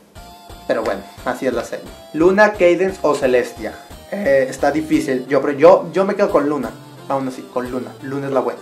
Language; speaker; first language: Spanish; native; Spanish